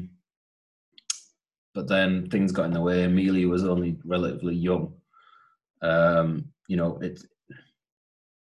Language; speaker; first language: English; native; English